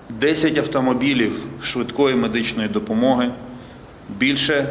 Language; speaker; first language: Ukrainian; native; Ukrainian